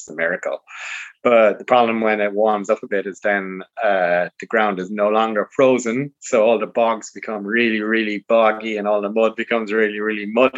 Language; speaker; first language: English; native; English